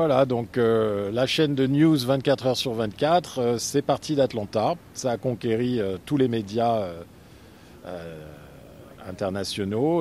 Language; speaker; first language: French; native; French